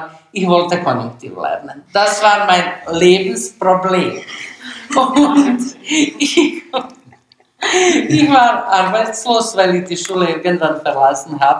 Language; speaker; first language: German; non-native, fluent; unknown